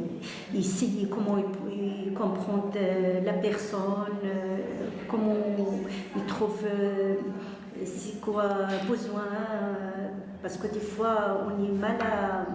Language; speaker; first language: French; non-native, learner; Arabic